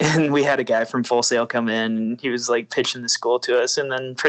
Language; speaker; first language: English; native; English